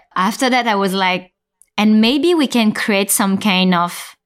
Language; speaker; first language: English; non-native, fluent; French